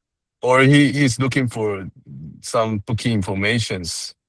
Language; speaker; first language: English; non-native, learner; Chinese